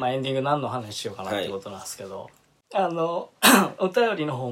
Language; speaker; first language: Japanese; native; Japanese